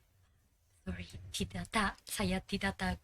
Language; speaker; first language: Indonesian; non-native, learner; Japanese